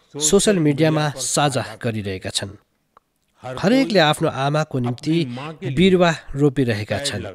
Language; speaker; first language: Nepali; native; Nepali